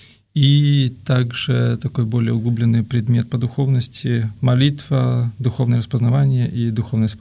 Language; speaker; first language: Russian; native; Russian